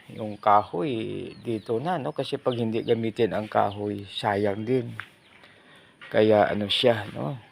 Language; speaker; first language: Filipino; non-native, local second language; Hiligaynon